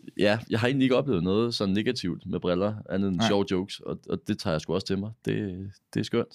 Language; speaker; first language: Danish; native; Danish